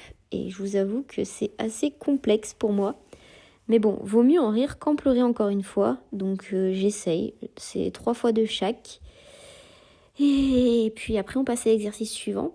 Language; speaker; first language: French; native; French